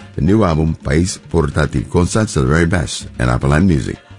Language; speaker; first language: English; non-native, local second language; Spanish